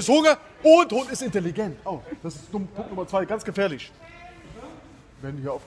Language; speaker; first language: German; native; German